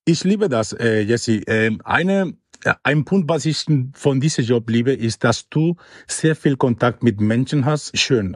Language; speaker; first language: German; non-native, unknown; Spanish